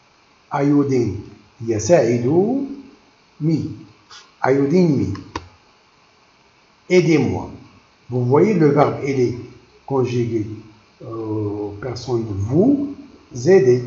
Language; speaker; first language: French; non-native, local second language; Arabic